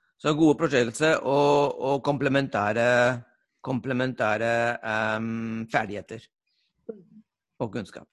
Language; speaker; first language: Norwegian; non-native, fluent; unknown